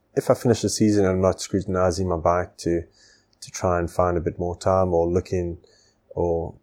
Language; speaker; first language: English; native; English